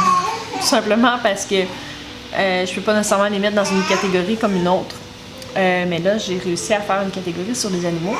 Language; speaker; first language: French; native; French